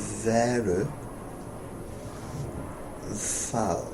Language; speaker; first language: Icelandic; non-native, learner; English